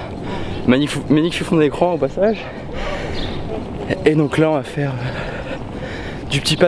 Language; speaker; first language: French; native; French